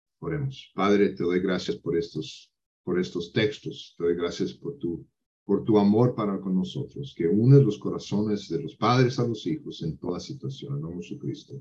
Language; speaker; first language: Spanish; non-native, fluent; English